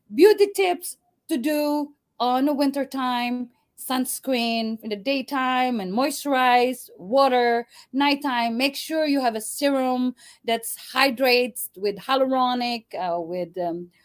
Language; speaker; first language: English; non-native, local second language; Cebuano